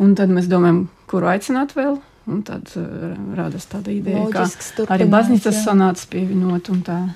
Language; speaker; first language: Latvian; non-native, local second language; Russian